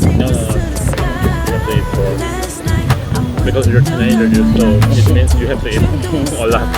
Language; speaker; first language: English; non-native, learner; Korean